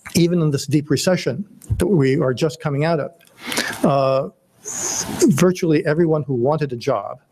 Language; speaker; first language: English; native; English